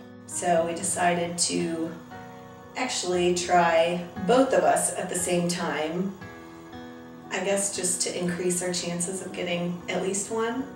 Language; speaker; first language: English; native; English